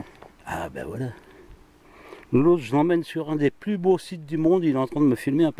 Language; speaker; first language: French; native; French